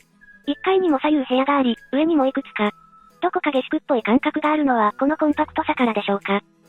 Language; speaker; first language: Japanese; native; Japanese